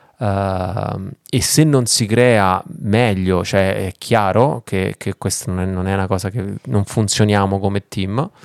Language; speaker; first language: Italian; native; Italian